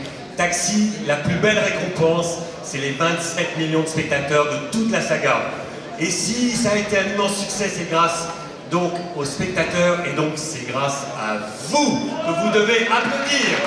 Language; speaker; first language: French; native; French